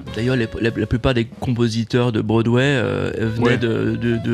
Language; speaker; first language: French; native; French